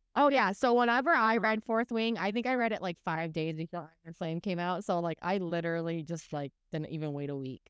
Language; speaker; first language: English; native; English